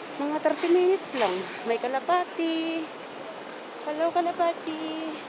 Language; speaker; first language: Filipino; non-native, local second language; Cebuano